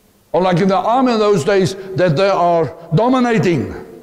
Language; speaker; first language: English; non-native, local second language; Afrikaans